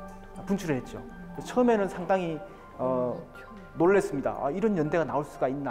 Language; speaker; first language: Korean; native; Korean